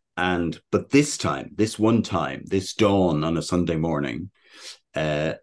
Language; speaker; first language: English; native; English